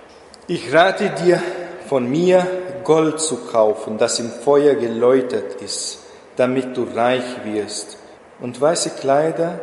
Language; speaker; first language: German; non-native, fluent; Portuguese